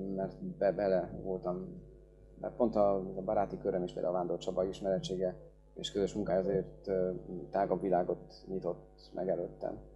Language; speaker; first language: Hungarian; early bilingual, other home language; Polish